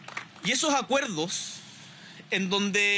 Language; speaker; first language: Spanish; native; Spanish